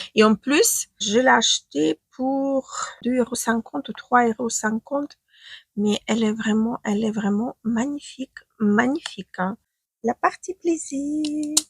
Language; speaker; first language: French; non-native, fluent; Ukrainian